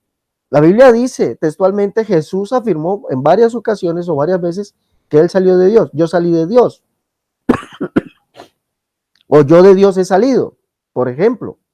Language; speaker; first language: Spanish; native; Spanish